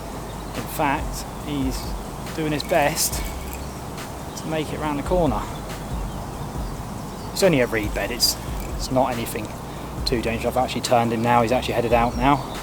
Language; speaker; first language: English; native; English